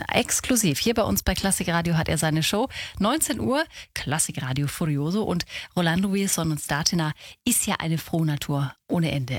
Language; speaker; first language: German; native; German